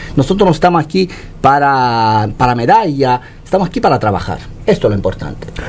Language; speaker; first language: Spanish; non-native, fluent; Italian